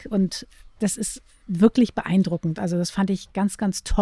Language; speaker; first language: German; native; German